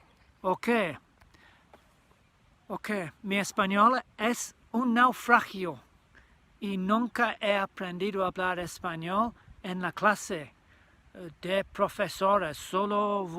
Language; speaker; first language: Spanish; non-native, learner; English